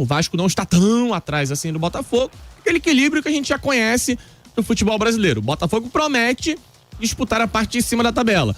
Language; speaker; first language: Portuguese; native; Portuguese